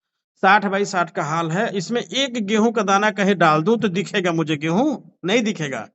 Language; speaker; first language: Hindi; native; Hindi